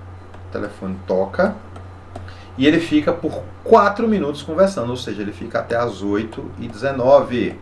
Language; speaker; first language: Portuguese; native; Portuguese